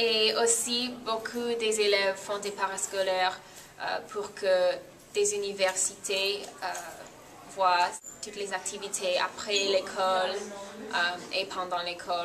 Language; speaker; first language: French; non-native, learner; English